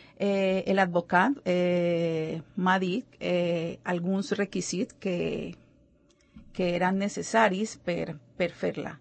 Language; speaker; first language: Catalan; non-native, learner; Spanish